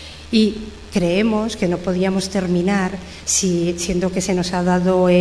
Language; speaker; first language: Spanish; native; Spanish